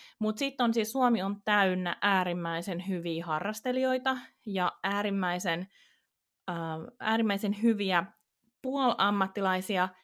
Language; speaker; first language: Finnish; native; Finnish